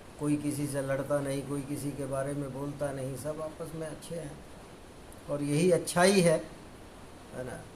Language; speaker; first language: Hindi; native; Hindi